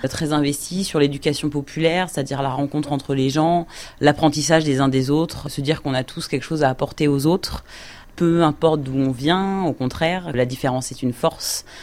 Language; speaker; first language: French; native; French